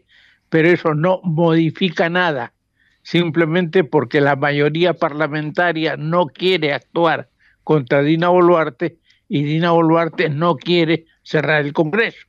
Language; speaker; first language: Spanish; native; Spanish